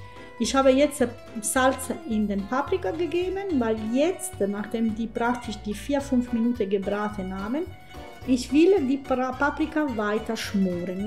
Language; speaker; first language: German; non-native, fluent; Italian